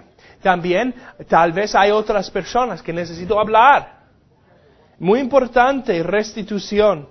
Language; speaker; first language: Spanish; non-native, fluent; English